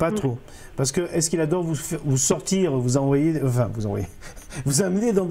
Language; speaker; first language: French; native; French